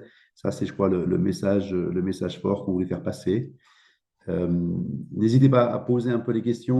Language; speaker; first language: French; native; French